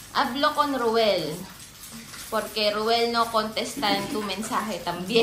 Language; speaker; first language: Spanish; non-native, learner; Filipino